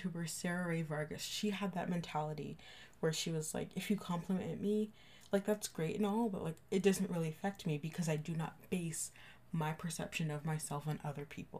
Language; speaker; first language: English; native; English